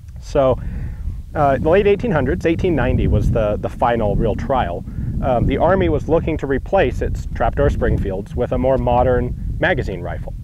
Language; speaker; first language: English; native; English